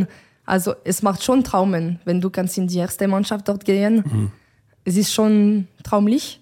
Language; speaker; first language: German; non-native, learner; French